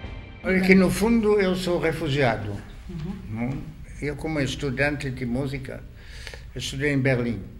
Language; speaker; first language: Portuguese; non-native, fluent; German